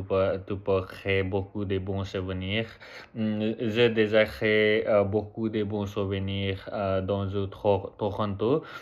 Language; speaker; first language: French; non-native, learner; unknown